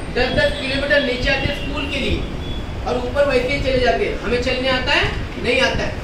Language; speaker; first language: Hindi; non-native, local second language; Marathi